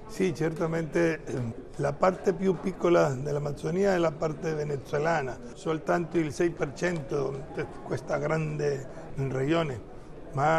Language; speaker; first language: Italian; non-native, fluent; Spanish